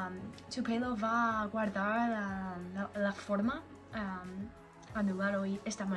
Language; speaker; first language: Spanish; non-native, learner; English